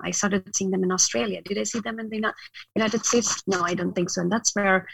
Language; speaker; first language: English; non-native, local second language; Hindi